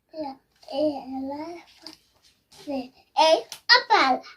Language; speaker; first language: Dutch; non-native, learner; Tigrinya